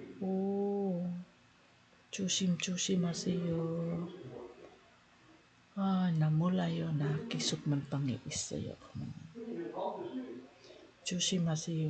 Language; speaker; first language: Korean; non-native, learner; Filipino